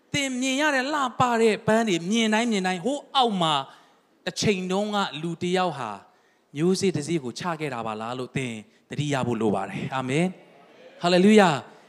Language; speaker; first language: Burmese; non-native, local second language; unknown